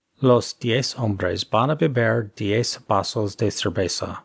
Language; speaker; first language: Spanish; non-native, fluent; English